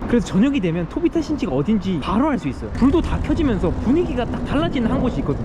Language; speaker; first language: Korean; native; Korean